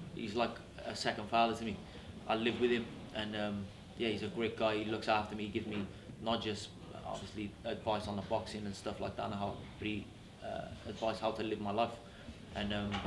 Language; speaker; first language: English; native; English